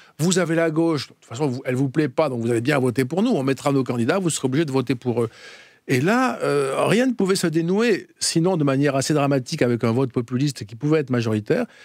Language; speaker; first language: French; native; French